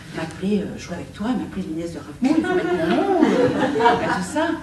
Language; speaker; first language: French; native; French